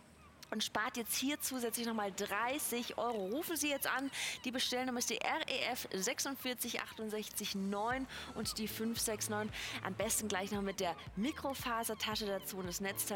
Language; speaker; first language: German; native; German